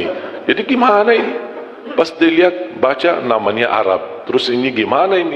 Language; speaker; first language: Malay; non-native, fluent; Arabic